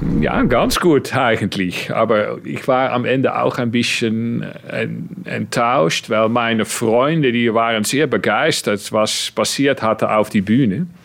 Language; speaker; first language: German; non-native, fluent; Dutch